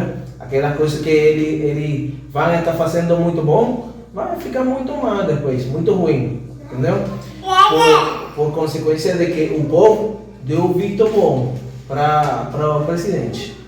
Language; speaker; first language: Portuguese; non-native, fluent; Spanish